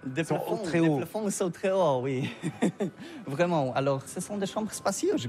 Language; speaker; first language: French; non-native, learner; Polish